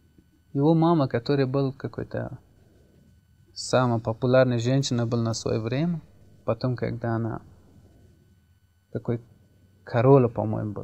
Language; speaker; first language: Russian; non-native, learner; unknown